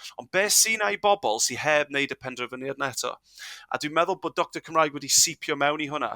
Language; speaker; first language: Welsh; non-native, local second language; English